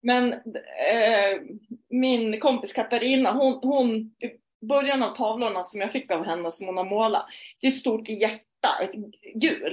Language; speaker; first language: Swedish; native; Swedish